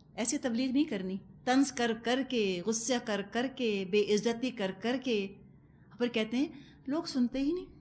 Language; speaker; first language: Urdu; non-native, local second language; Punjabi